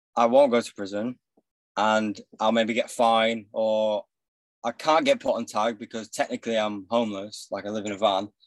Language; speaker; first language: English; native; English